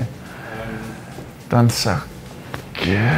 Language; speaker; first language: German; non-native, fluent; Danish